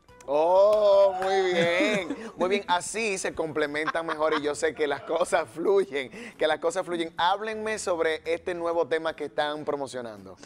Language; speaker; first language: Spanish; native; Spanish